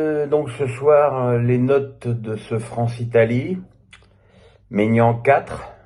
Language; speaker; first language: French; native; French